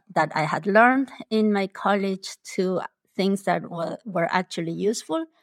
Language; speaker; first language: English; non-native, fluent; Spanish